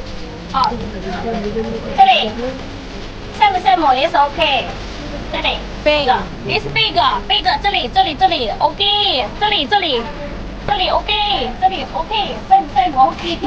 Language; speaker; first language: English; non-native, learner; Chinese